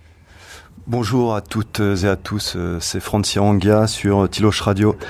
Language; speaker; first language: French; native; French